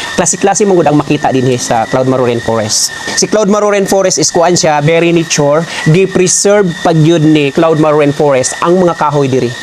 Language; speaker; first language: Cebuano; non-native, local second language; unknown